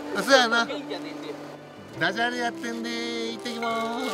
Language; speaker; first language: Japanese; native; Japanese